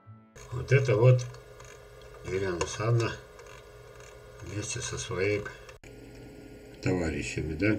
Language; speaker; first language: Russian; native; Russian